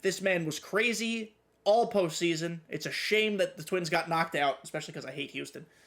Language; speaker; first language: English; native; English